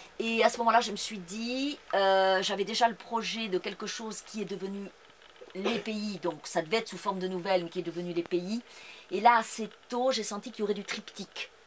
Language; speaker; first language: French; native; French